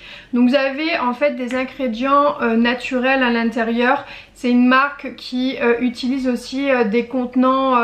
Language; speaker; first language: French; native; French